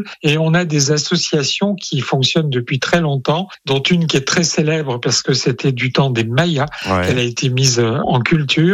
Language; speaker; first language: French; native; French